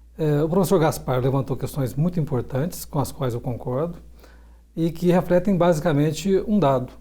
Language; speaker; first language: Portuguese; native; Portuguese